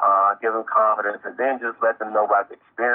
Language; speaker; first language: English; native; English